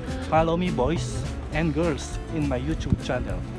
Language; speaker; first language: English; non-native, local second language; Filipino